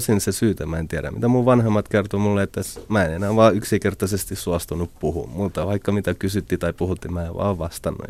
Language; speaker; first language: Finnish; early bilingual, other home language; Arabic